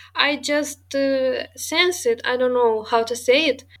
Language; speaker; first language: English; non-native, fluent; Romanian